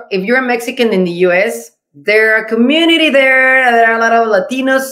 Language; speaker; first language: English; non-native, fluent; Spanish